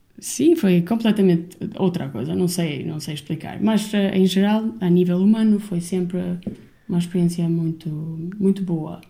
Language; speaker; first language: Portuguese; non-native, fluent; Albanian